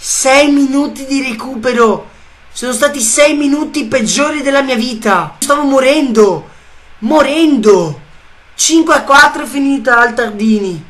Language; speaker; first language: Italian; native; Italian